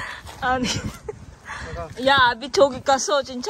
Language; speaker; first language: Korean; non-native, learner; Filipino